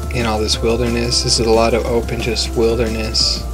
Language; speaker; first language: English; native; English